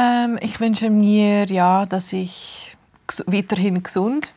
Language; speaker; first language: German; early bilingual, heritage; English